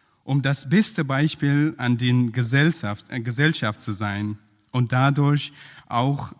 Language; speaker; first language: German; non-native, fluent; Persian